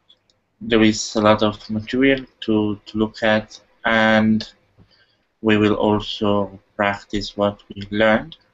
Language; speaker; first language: English; non-native, fluent; Italian